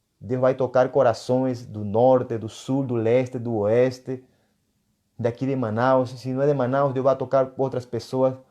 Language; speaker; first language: Portuguese; non-native, fluent; Spanish